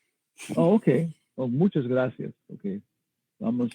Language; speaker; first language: Spanish; non-native, learner; English